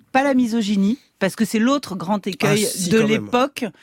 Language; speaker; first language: French; native; French